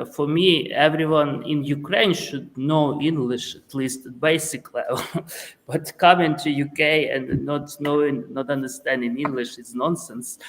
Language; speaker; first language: English; non-native, fluent; Ukrainian